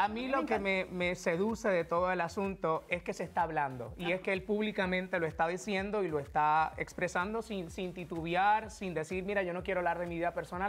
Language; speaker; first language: Spanish; native; Spanish